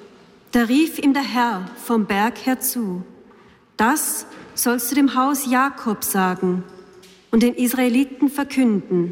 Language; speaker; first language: German; native; German